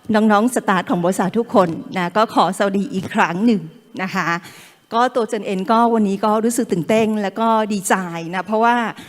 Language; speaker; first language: Thai; non-native, local second language; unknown